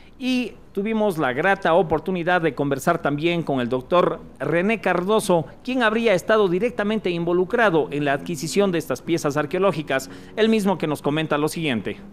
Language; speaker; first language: Spanish; native; Spanish